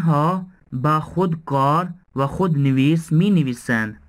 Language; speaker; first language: Persian; non-native, fluent; Urdu